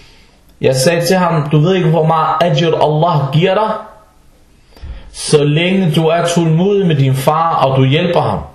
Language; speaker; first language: Danish; non-native, fluent; Arabic